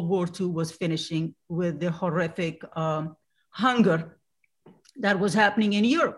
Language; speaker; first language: English; non-native, fluent; Somali